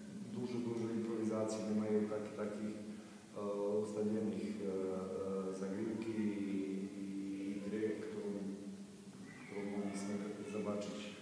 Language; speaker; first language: Polish; non-native, fluent; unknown